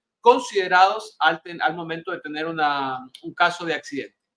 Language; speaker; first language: Spanish; native; Spanish